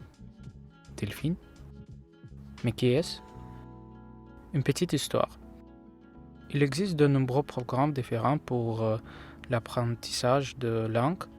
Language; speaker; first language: French; non-native, learner; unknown